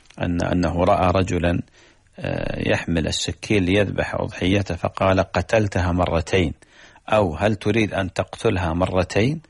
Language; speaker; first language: Arabic; native; Arabic